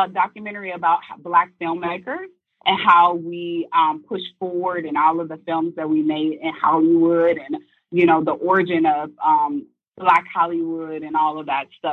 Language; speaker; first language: English; native; English